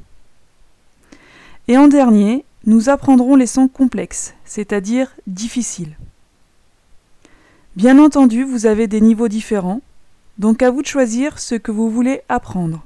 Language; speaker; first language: French; native; French